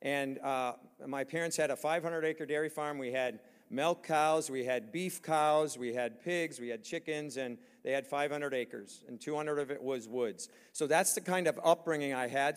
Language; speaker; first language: English; native; English